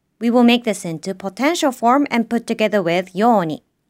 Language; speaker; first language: English; non-native, fluent; Japanese